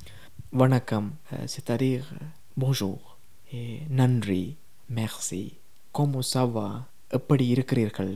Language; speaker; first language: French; non-native, learner; Tamil